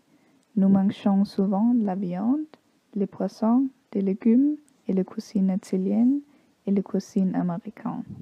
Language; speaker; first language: French; non-native, learner; Danish